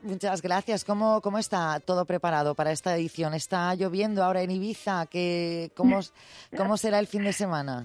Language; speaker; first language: Spanish; non-native, local second language; Catalan